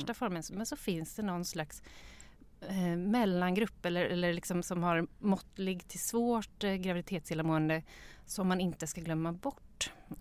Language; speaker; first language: Swedish; native; Swedish